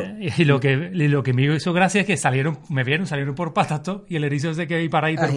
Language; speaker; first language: Spanish; native; Spanish